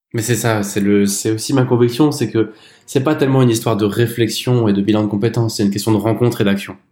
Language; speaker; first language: French; native; French